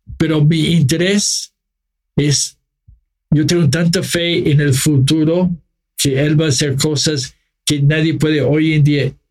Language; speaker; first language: Spanish; non-native, fluent; English